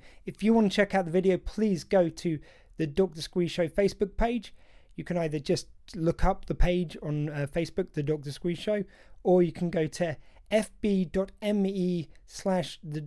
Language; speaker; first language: English; native; English